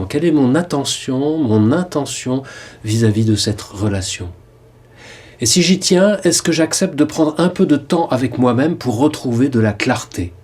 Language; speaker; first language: French; native; French